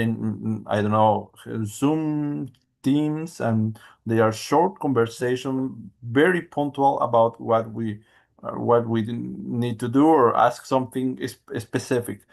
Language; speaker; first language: English; non-native, learner; Spanish